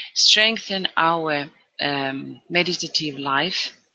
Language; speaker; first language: English; non-native, fluent; Finnish